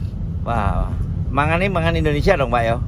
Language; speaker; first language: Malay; non-native, local second language; Javanese